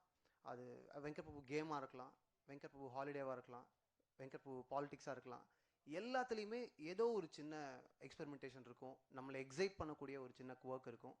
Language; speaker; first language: Tamil; native; Tamil